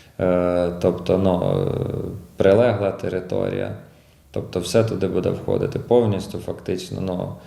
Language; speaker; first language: Ukrainian; native; Ukrainian